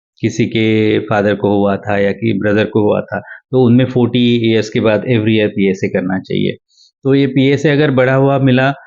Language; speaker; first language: Hindi; non-native, local second language; Marathi